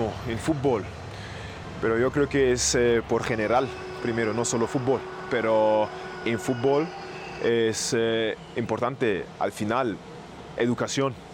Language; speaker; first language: Spanish; non-native, learner; German